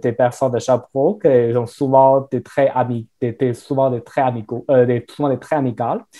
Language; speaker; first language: French; non-native, fluent; Chinese